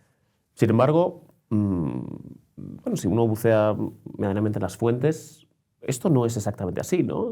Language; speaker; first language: Spanish; native; Spanish